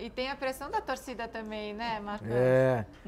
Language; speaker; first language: Portuguese; native; Portuguese